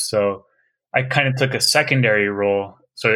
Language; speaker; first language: English; native; English